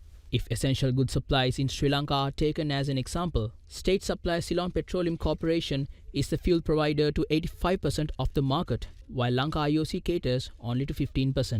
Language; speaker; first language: English; non-native, local second language; Sinhala